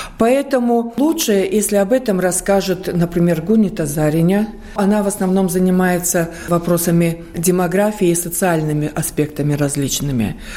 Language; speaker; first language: Russian; non-native, local second language; Latvian